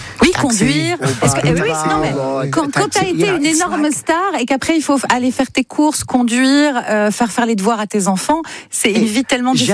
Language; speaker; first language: French; native; French